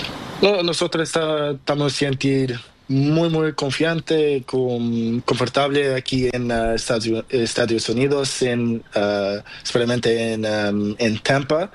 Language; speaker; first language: Spanish; non-native, learner; Portuguese